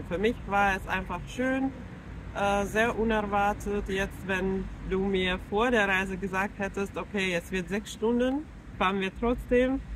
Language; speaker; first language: German; non-native, fluent; Finnish